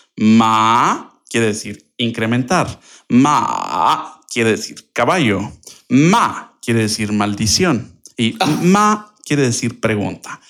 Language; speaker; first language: Spanish; native; Spanish